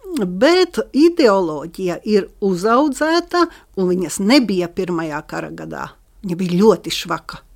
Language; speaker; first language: Latvian; native; Latvian